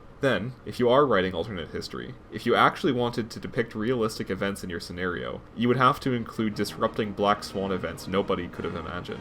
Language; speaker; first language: English; native; English